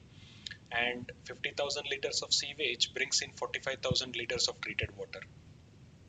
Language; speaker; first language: English; non-native, local second language; Kannada